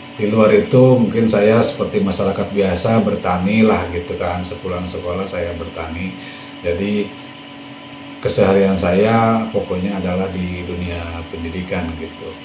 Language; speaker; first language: Indonesian; non-native, local second language; Sundanese